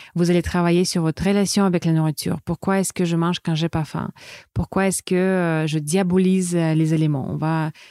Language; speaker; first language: French; non-native, fluent; Russian